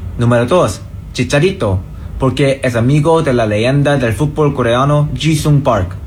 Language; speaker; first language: Spanish; non-native, fluent; Korean